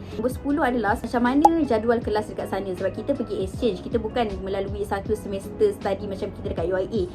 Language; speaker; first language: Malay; native; Malay